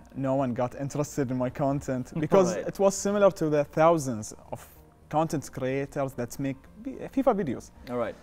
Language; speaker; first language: English; non-native, fluent; Arabic